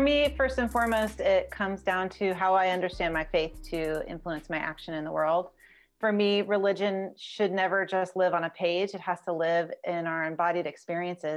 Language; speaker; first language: English; native; English